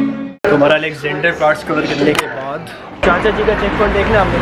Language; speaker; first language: Urdu; native; Urdu